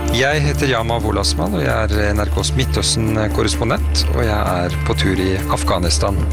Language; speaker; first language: Norwegian; early bilingual, other home language; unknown